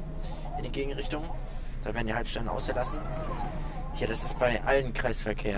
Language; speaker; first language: German; native; German